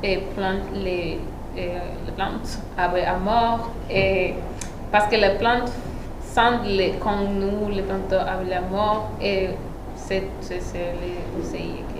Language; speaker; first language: French; non-native, learner; Spanish